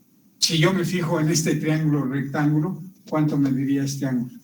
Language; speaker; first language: Spanish; native; Spanish